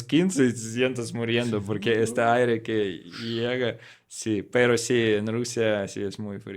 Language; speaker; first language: Spanish; non-native, learner; Russian